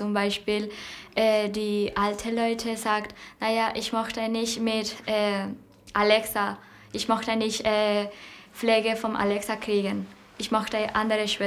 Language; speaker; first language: German; non-native, learner; Spanish